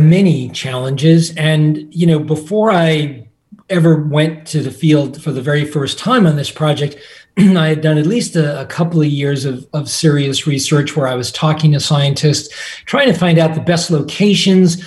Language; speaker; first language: English; native; English